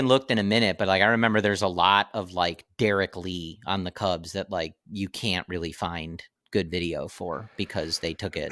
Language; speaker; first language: English; native; English